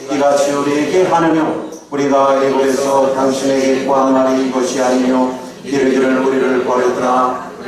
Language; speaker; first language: Korean; native; Korean